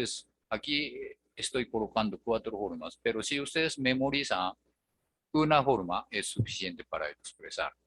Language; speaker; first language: Spanish; non-native, fluent; Japanese